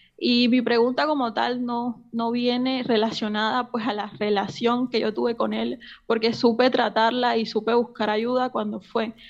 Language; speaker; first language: Spanish; native; Spanish